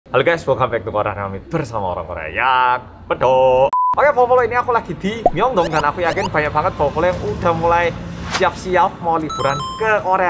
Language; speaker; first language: Indonesian; early bilingual, other home language; Korean